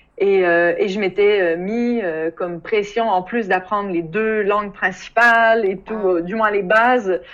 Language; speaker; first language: French; native; French